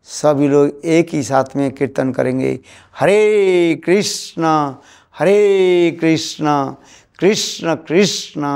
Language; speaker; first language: Hindi; non-native, local second language; Bangla